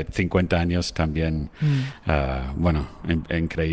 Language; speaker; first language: Spanish; non-native, fluent; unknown